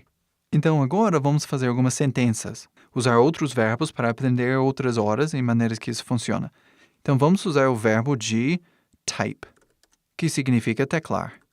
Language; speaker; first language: Portuguese; non-native, fluent; English